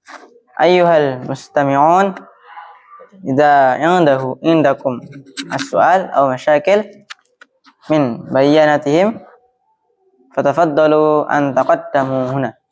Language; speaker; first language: Arabic; non-native, learner; Indonesian